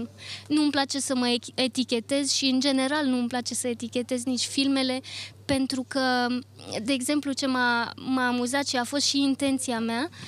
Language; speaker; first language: Romanian; early bilingual, other home language; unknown